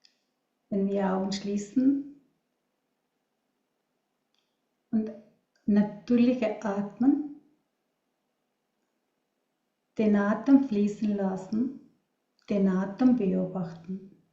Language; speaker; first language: German; non-native, learner; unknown